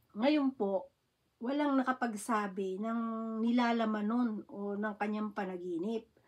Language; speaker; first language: Filipino; native; Filipino